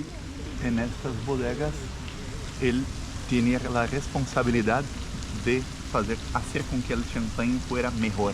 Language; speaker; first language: Spanish; non-native, fluent; Portuguese